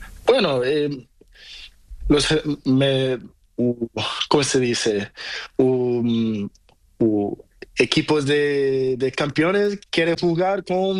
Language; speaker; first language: Spanish; non-native, learner; Portuguese